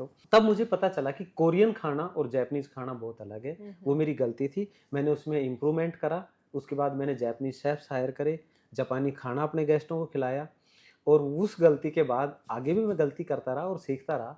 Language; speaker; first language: Hindi; native; Hindi